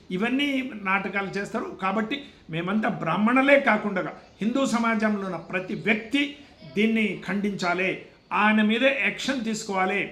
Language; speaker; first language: Telugu; non-native, local second language; Kannada